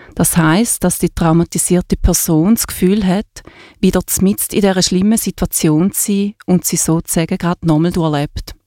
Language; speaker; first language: German; native; German